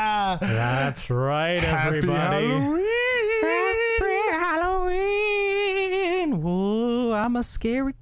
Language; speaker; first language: English; native; English